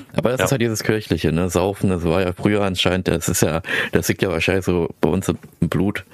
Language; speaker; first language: German; early bilingual, other home language; Filipino